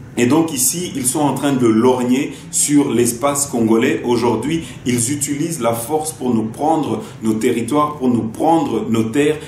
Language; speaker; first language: French; non-native, local second language; Lingala